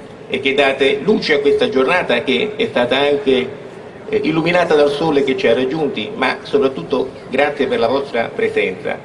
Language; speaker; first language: Italian; native; Italian